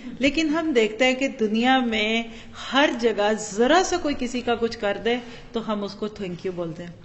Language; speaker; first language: Urdu; non-native, local second language; Punjabi